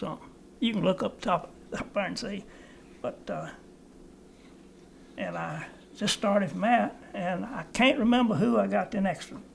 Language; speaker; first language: English; native; English